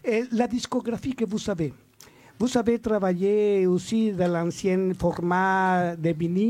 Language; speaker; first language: French; non-native, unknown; Spanish